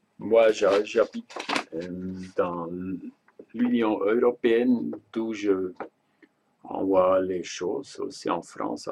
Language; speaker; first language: French; non-native, local second language; Swiss German